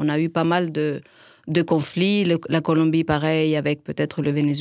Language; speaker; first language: French; non-native, fluent; Spanish